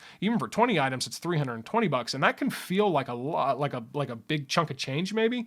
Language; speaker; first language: English; native; English